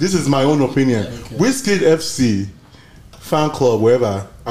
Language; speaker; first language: English; non-native, local second language; Yoruba